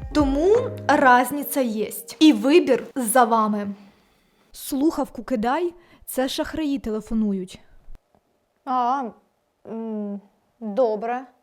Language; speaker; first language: Ukrainian; non-native, local second language; Russian